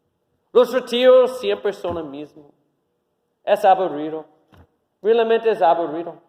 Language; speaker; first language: Spanish; non-native, fluent; English